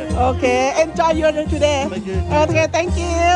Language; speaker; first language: English; non-native, learner; Thai